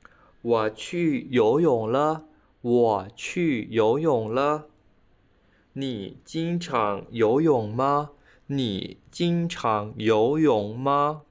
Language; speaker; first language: Chinese; non-native, fluent; Khmer